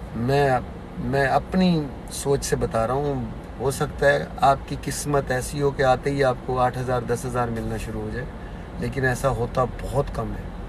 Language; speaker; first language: Urdu; non-native, local second language; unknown